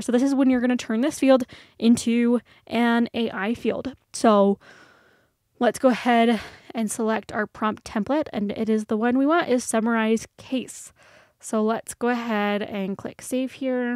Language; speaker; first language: English; native; English